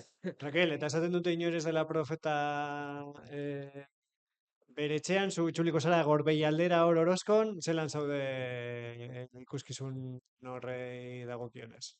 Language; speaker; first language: Basque; native; Basque